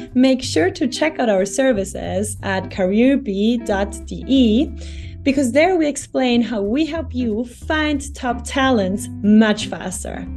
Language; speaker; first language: English; non-native, fluent; Spanish